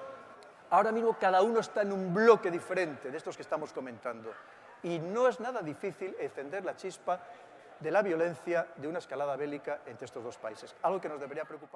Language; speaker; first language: Spanish; native; Spanish